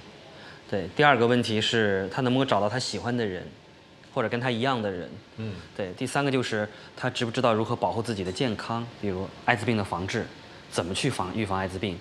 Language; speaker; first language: Chinese; native; Chinese